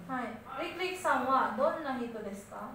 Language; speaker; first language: Japanese; non-native, learner; Filipino